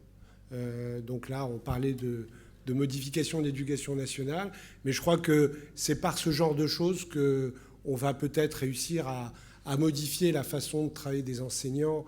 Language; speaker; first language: French; native; French